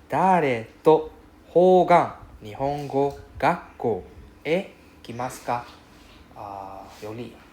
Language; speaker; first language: Japanese; non-native, fluent; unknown